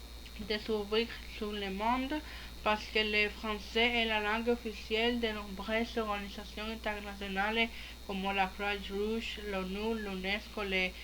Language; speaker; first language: French; non-native, learner; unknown